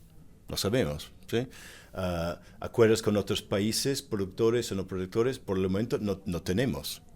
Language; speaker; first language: Spanish; non-native, fluent; English